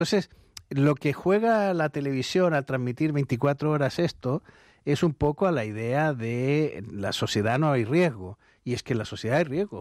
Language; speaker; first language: Spanish; native; Spanish